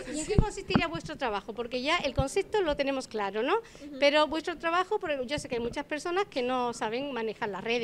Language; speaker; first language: Spanish; native; Spanish